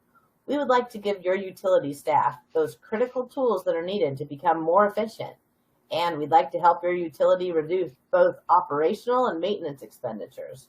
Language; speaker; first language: English; native; English